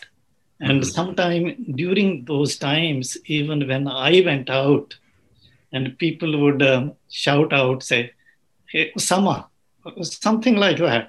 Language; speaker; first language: English; non-native, local second language; Punjabi